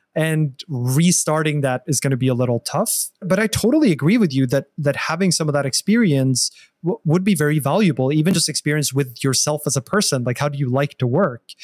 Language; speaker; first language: English; non-native, fluent; Norwegian